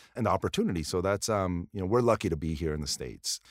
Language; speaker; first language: English; early bilingual, other home language; Spanish